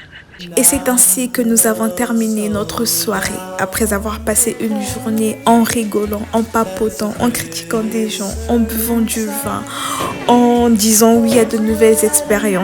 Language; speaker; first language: French; native; French